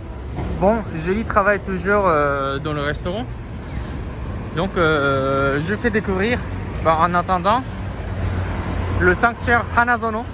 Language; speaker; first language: French; non-native, fluent; Japanese